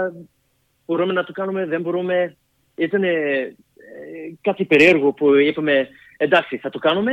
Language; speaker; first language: Greek; early bilingual, heritage; Greek